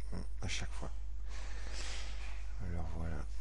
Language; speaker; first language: French; native; French